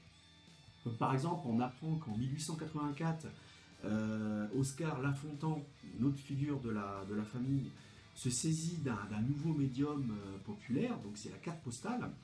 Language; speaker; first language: French; native; French